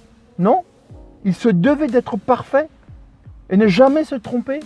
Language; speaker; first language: French; early bilingual, other home language; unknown